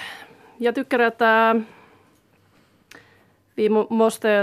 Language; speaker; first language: Swedish; non-native, fluent; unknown